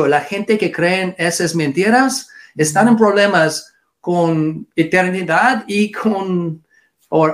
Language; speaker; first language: Spanish; non-native, learner; English